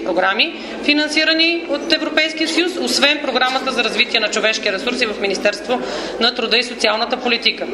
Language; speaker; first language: Bulgarian; native; Bulgarian